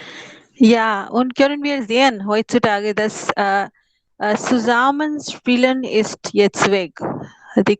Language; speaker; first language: German; non-native, learner; Hindi